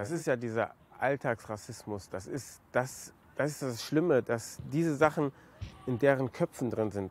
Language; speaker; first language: German; native; German